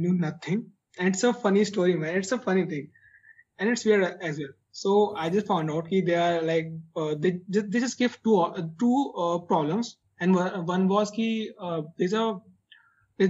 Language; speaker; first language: English; non-native, local second language; Hindi